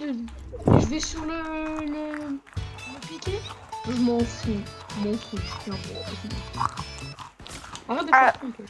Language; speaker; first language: French; native; French